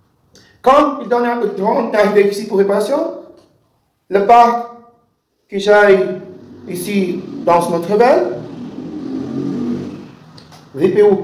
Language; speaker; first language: French; non-native, learner; Portuguese